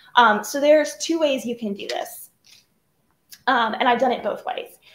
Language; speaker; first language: English; native; English